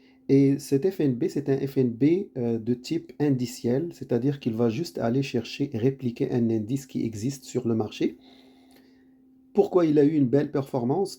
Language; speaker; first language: French; native; French